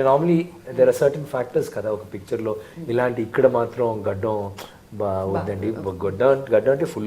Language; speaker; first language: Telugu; non-native, learner; Tamil